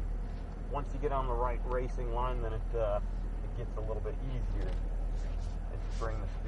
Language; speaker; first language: English; native; English